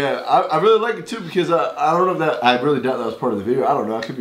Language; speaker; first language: English; native; English